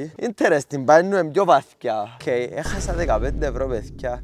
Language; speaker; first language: Greek; native; Greek